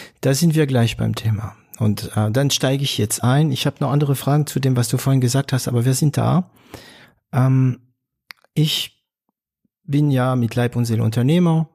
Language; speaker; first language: German; non-native, fluent; French